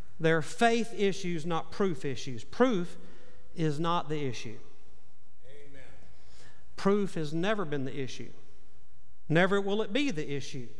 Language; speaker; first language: English; native; English